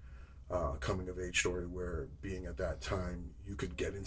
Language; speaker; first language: English; native; English